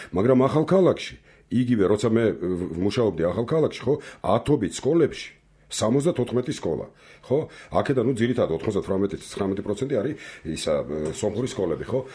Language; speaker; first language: Georgian; non-native, local second language; Armenian